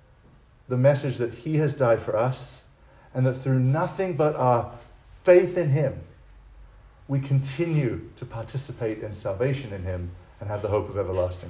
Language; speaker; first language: English; native; English